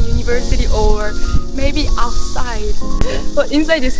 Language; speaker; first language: English; non-native, fluent; Korean